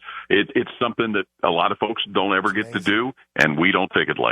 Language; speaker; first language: English; native; English